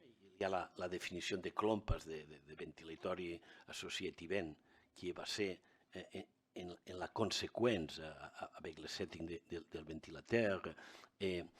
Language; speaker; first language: French; non-native, learner; Catalan